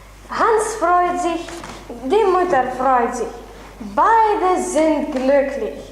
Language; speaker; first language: German; non-native, learner; Lithuanian